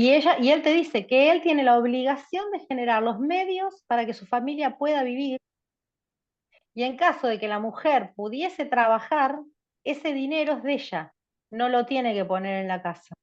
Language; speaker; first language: Spanish; native; Spanish